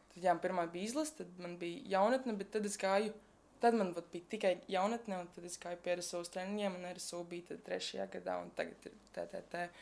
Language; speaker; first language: Latvian; native; Latvian